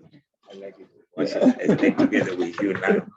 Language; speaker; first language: English; non-native, learner; Spanish